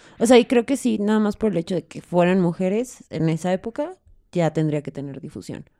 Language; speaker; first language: Spanish; native; Spanish